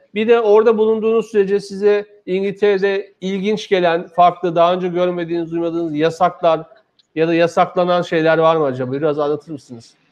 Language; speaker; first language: Turkish; native; Turkish